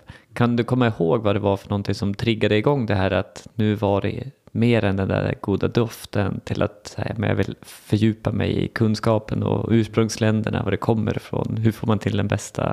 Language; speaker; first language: Swedish; native; Swedish